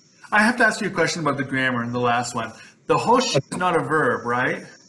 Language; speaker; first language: English; native; English